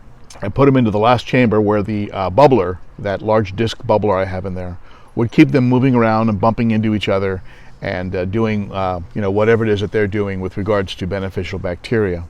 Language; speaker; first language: English; native; English